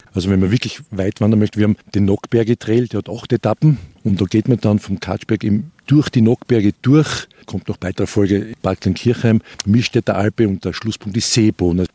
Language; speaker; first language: German; native; German